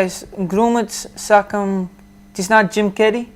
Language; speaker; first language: Macedonian; early bilingual, heritage; Macedonian